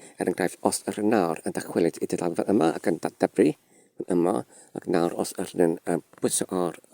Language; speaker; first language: Welsh; non-native, learner; English